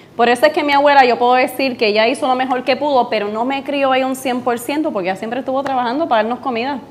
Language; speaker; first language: Spanish; native; Spanish